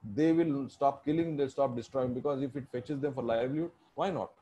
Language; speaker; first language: English; non-native, local second language; Marathi